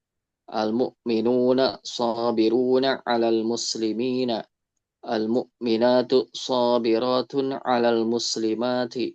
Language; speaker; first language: Arabic; non-native, learner; Indonesian